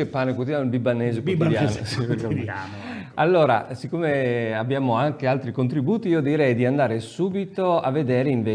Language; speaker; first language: Italian; native; Italian